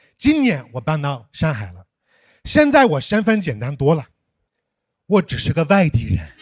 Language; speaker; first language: Chinese; non-native, fluent; English